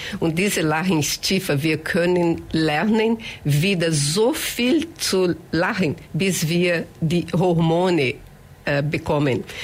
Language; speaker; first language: German; non-native, fluent; Portuguese